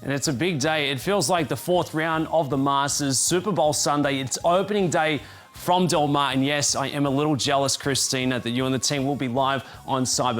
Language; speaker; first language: English; native; English